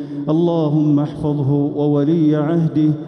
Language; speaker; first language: Arabic; native; Arabic